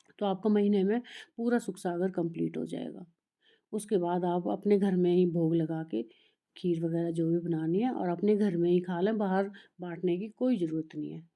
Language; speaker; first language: Hindi; native; Hindi